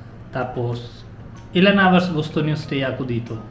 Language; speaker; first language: Filipino; non-native, learner; Hindi